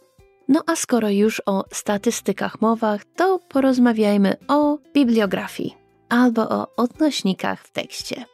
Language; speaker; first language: Polish; native; Polish